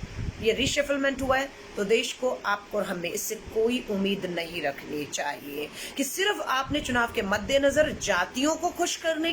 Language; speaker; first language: Hindi; native; Hindi